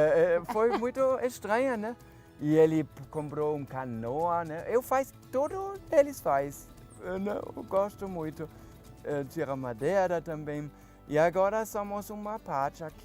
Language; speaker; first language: Portuguese; non-native, learner; German